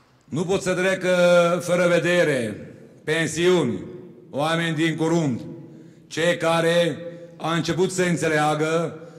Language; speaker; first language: Romanian; non-native, local second language; Hungarian